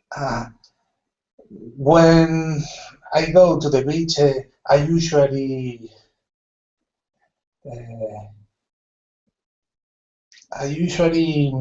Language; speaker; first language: English; non-native, learner; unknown